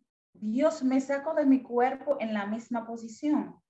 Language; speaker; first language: Spanish; non-native, fluent; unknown